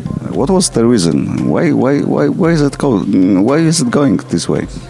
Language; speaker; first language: English; non-native, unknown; Polish